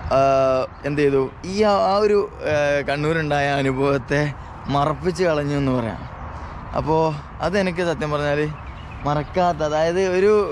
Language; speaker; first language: Malayalam; native; Malayalam